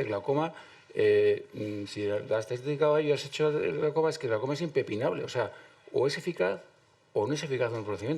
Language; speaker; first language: Spanish; native; Spanish